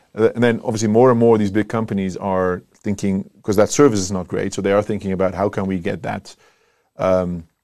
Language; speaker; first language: English; non-native, fluent; Dutch